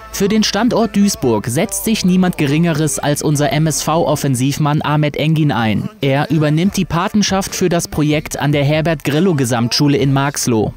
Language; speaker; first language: German; native; German